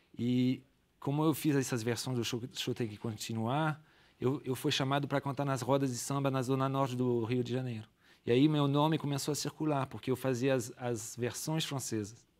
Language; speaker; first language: Portuguese; non-native, fluent; French